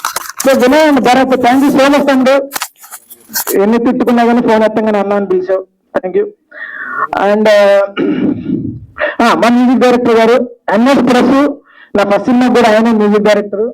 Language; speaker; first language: Telugu; native; Telugu